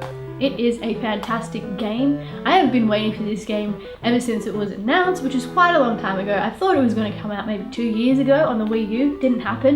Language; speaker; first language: English; native; English